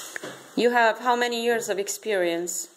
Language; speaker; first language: English; non-native, learner; Hungarian